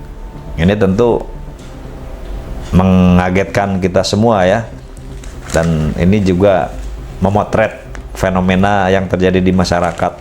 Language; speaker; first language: Indonesian; native; Indonesian